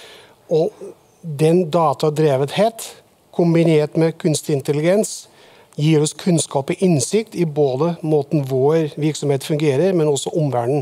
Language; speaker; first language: Norwegian; non-native, fluent; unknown